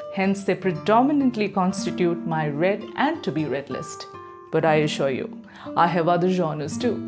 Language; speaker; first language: English; non-native, local second language; Malayalam